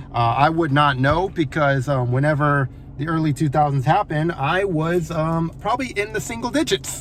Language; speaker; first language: English; native; English